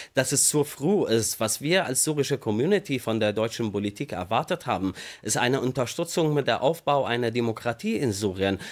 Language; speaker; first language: German; non-native, fluent; Arabic